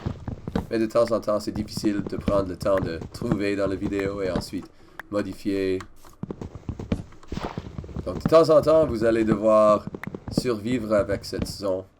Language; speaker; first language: French; non-native, learner; English